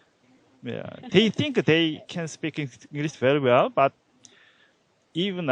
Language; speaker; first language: English; non-native, learner; Korean